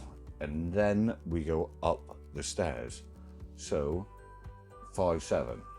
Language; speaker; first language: English; native; English